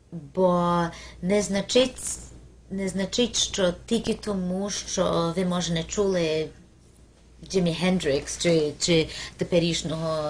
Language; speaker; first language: Ukrainian; early bilingual, heritage; Ukrainian